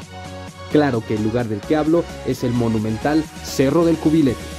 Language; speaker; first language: Spanish; native; Spanish